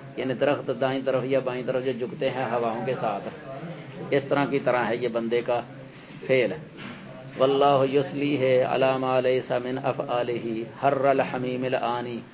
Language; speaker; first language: Urdu; non-native, local second language; Punjabi